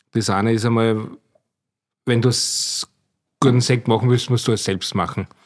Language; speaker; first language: German; native; German